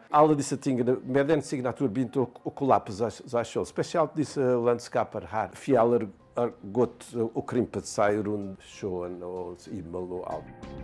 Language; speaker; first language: Norwegian; non-native, fluent; Bosnian